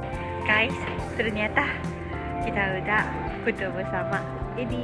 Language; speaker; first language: Indonesian; non-native, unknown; Japanese